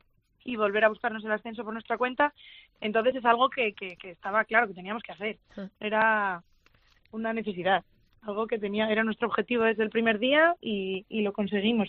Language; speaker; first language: Spanish; native; Spanish